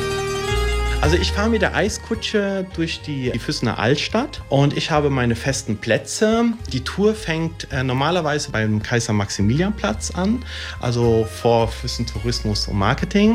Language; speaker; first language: German; early bilingual, other home language; Italian